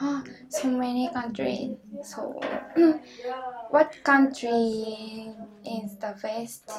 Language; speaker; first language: English; non-native, learner; Japanese